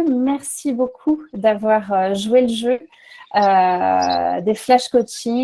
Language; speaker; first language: French; native; French